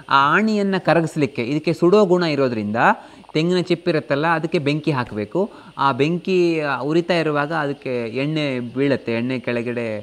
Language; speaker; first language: Kannada; native; Kannada